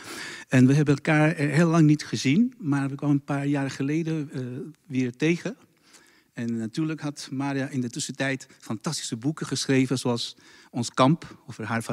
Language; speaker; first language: Dutch; non-native, fluent; Spanish